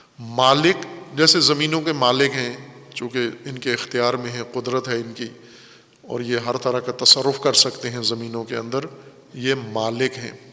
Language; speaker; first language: Urdu; native; Urdu